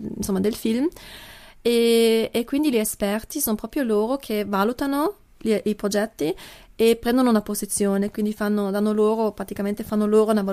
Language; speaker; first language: Italian; non-native, local second language; German